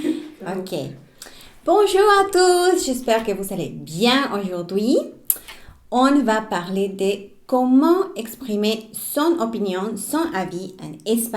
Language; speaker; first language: French; non-native, fluent; Spanish